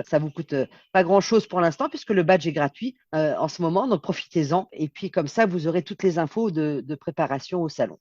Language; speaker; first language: French; native; French